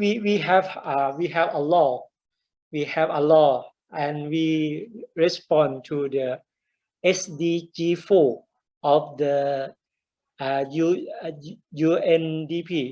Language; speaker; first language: English; non-native, learner; Thai